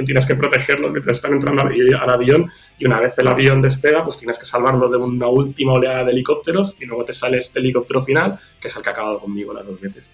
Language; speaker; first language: Spanish; native; Spanish